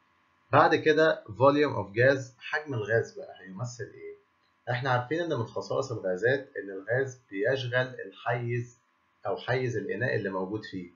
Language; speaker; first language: Arabic; native; Arabic